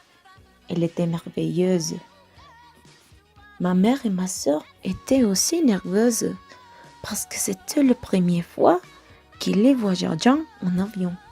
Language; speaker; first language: French; non-native, learner; Spanish